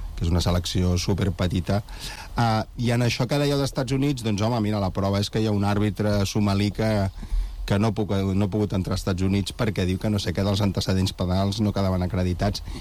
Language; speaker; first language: Catalan; native; Catalan